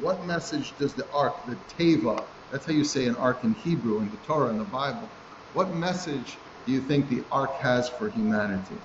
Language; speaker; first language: English; native; English